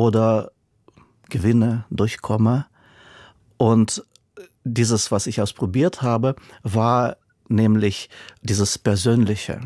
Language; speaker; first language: German; non-native, fluent; Russian